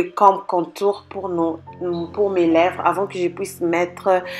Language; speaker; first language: French; non-native, local second language; Lingala